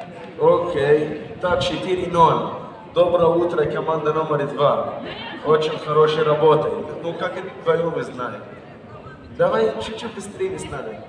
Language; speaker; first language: Russian; non-native, learner; Arabic